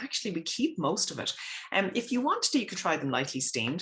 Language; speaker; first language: English; native; English